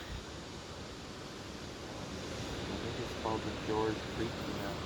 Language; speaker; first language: English; native; English